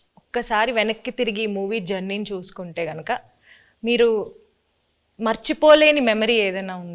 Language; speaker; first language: Telugu; native; Telugu